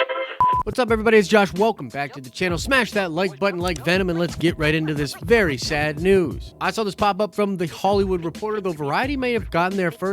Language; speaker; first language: English; native; English